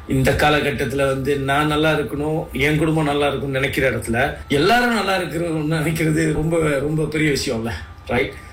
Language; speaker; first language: Tamil; native; Tamil